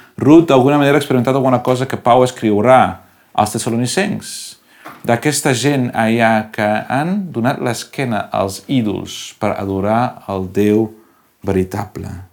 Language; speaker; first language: Catalan; non-native, local second language; Spanish